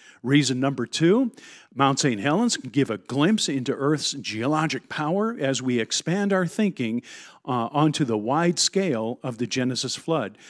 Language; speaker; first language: English; native; English